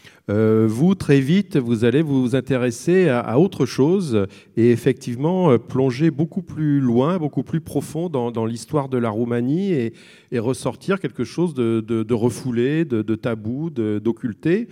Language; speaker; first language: French; native; French